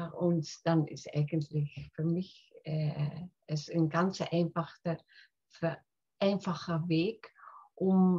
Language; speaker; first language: German; non-native, fluent; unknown